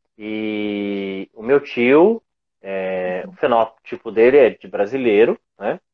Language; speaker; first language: Portuguese; native; Portuguese